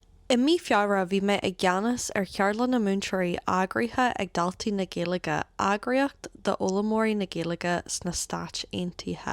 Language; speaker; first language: Irish; native; Irish